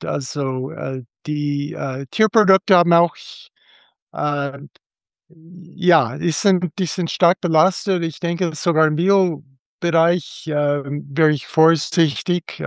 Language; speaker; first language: German; non-native, fluent; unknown